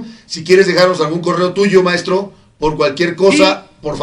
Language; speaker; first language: Spanish; native; Spanish